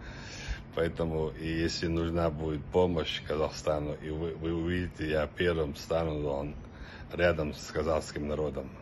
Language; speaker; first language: Russian; non-native, local second language; Chechen